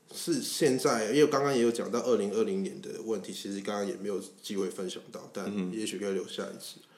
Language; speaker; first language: Chinese; non-native, local second language; Cantonese